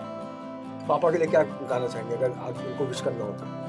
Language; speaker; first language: Hindi; native; Hindi